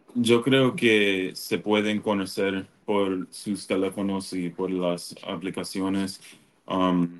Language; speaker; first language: Spanish; early bilingual, other home language; English